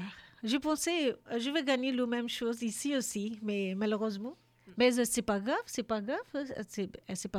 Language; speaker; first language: French; non-native, learner; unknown